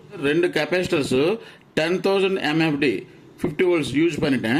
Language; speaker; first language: Tamil; non-native, local second language; Telugu